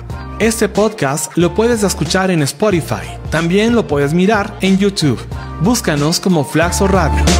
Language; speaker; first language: Spanish; native; Spanish